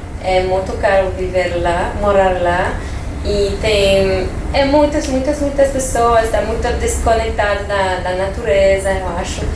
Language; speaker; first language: Portuguese; non-native, fluent; French